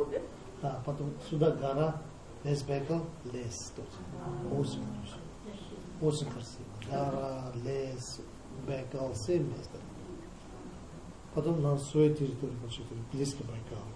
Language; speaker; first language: Russian; non-native, learner; Tibetan